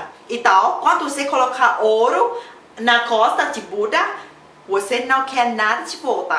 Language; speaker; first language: Portuguese; non-native, learner; Thai